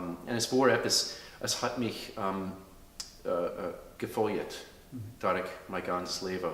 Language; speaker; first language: German; early bilingual, heritage; English